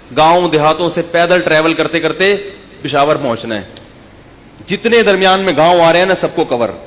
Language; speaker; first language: Urdu; native; Urdu